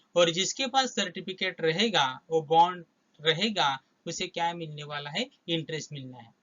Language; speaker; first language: Hindi; non-native, local second language; Marathi